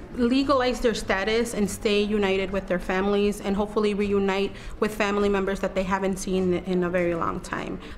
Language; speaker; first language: English; native; English